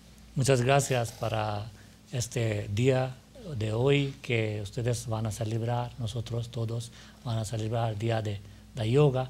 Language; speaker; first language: Spanish; non-native, learner; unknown